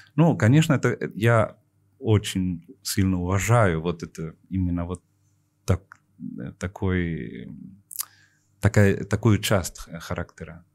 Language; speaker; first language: Russian; non-native, fluent; Spanish